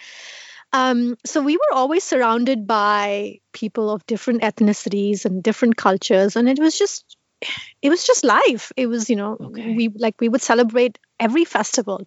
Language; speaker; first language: English; non-native, local second language; Tamil